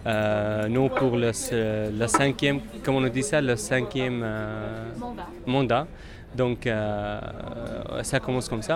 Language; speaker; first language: French; non-native, fluent; Arabic